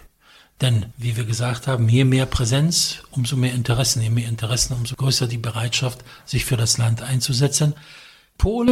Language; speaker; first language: German; non-native, fluent; Polish